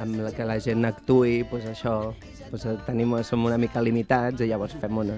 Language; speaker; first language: Catalan; non-native, local second language; Spanish